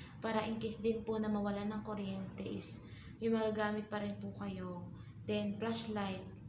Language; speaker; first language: Filipino; native; Filipino